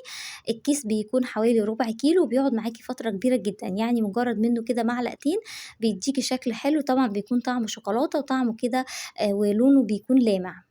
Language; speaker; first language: Arabic; native; Arabic